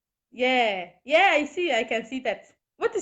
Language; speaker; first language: English; non-native, learner; Somali